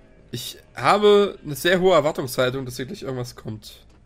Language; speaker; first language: German; native; German